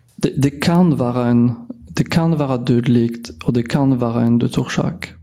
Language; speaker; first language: Swedish; non-native, fluent; French